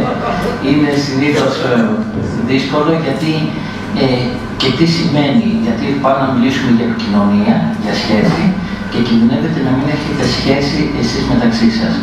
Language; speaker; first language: Greek; native; Greek